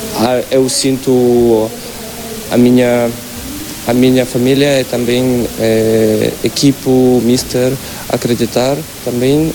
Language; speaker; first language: Portuguese; non-native, learner; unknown